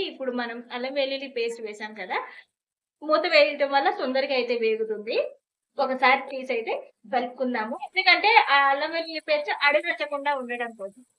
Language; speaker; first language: Telugu; non-native, local second language; Urdu